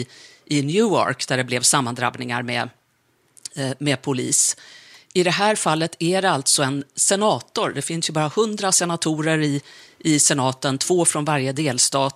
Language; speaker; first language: Swedish; native; Swedish